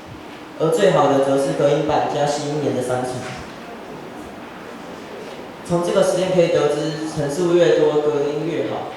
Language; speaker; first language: Chinese; native; Chinese